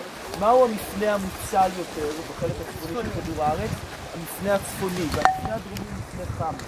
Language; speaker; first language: Hebrew; native; Hebrew